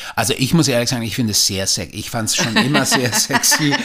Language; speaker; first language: German; native; German